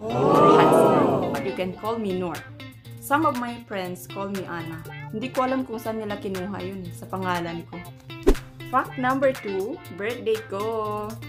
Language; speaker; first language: Filipino; non-native, local second language; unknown